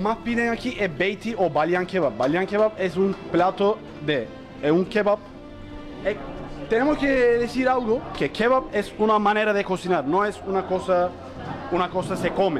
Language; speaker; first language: Spanish; non-native, learner; Turkish